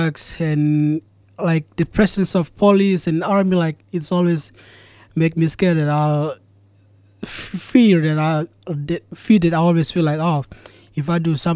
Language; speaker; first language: English; non-native, fluent; Indonesian